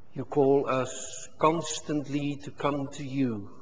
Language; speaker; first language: English; non-native, local second language; Afrikaans